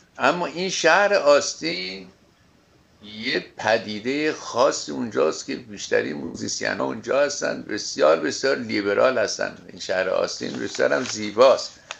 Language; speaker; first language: Persian; native; Persian